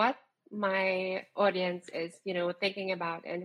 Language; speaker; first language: English; non-native, local second language; Filipino